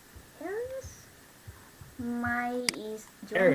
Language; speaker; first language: English; non-native, learner; Vietnamese